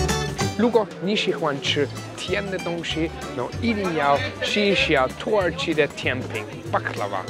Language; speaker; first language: Chinese; non-native, fluent; German